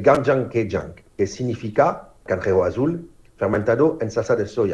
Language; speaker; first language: Spanish; non-native, learner; French